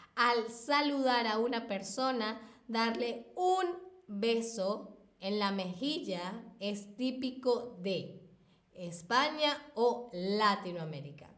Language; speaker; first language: Spanish; native; Spanish